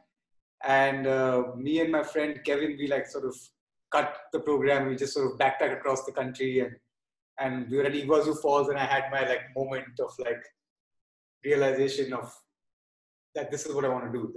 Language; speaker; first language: English; non-native, local second language; Bangla